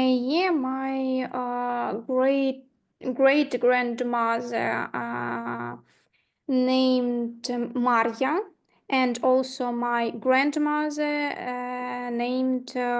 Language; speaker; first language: English; non-native, learner; Ukrainian